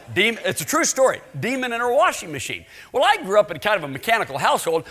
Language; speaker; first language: English; native; English